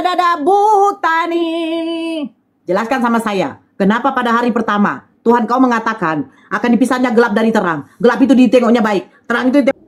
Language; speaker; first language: Indonesian; native; Indonesian